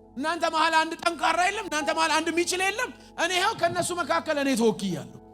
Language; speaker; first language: Amharic; native; Amharic